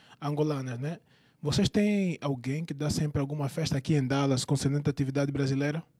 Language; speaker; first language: Portuguese; native; Portuguese